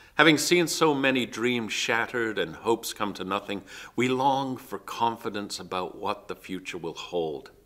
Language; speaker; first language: English; native; English